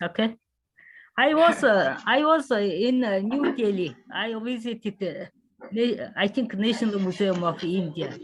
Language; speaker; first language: English; non-native, learner; Mongolian